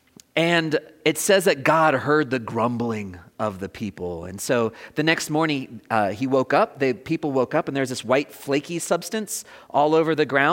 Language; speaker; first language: English; native; English